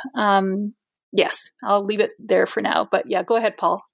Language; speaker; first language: English; non-native, fluent; Portuguese